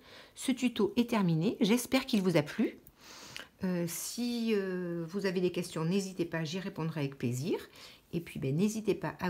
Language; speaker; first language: French; native; French